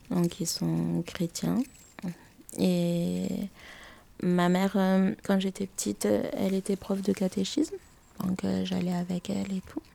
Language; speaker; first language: French; native; French